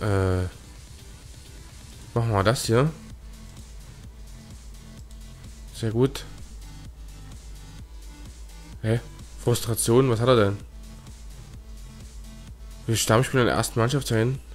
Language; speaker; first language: German; native; German